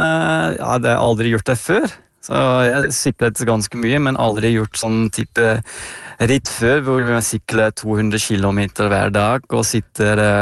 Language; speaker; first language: Norwegian; non-native, fluent; Dutch